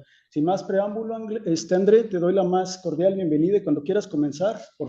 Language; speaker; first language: Spanish; native; Spanish